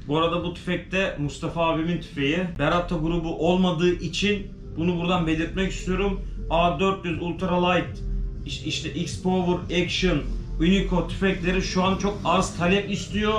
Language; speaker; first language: Turkish; native; Turkish